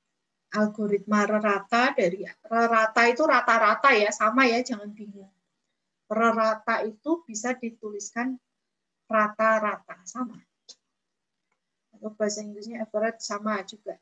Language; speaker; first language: Indonesian; native; Indonesian